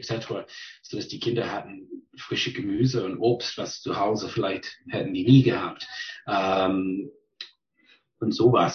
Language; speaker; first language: German; non-native, fluent; English